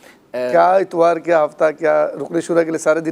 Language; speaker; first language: Urdu; native; Urdu